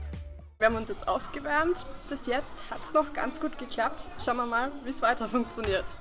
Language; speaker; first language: German; native; German